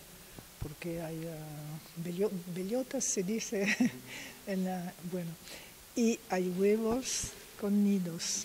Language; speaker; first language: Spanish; non-native, learner; French